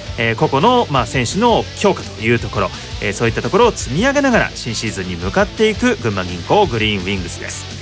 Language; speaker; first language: Japanese; native; Japanese